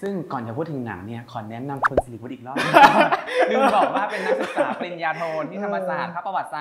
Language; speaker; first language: Thai; native; Thai